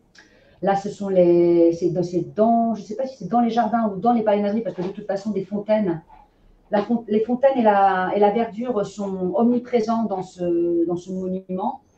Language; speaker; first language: French; native; French